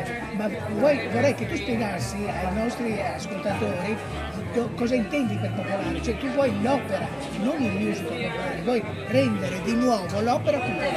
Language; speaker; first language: Italian; native; Italian